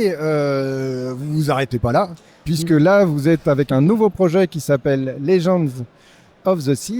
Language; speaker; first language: French; native; French